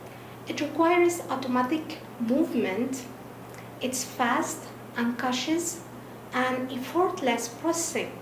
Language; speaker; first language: English; non-native, fluent; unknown